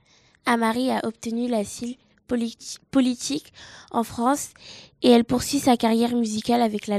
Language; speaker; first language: French; native; French